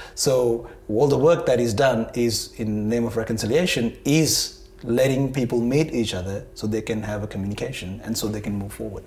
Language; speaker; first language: English; non-native, local second language; Sinhala